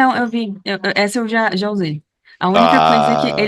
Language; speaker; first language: Portuguese; native; Portuguese